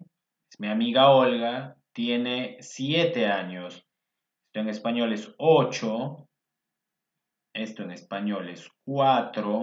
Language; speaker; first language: Spanish; non-native, fluent; English